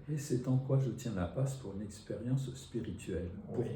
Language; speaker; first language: French; native; French